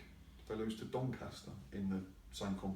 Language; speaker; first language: English; native; English